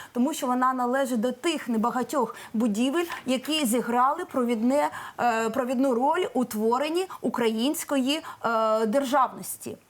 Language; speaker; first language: Ukrainian; native; Ukrainian